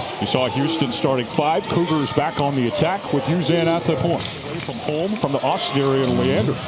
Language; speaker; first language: English; native; English